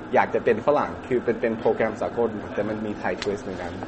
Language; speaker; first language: Thai; early bilingual, other home language; English